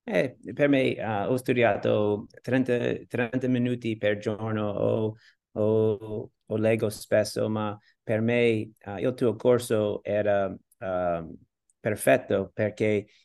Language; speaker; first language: Italian; non-native, learner; English